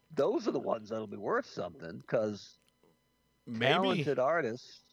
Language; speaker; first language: English; native; English